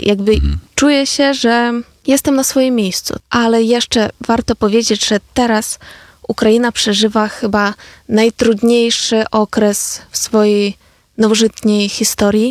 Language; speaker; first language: Polish; non-native, fluent; Ukrainian